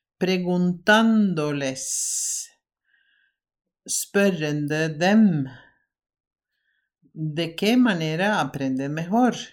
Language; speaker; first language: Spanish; non-native, fluent; Norwegian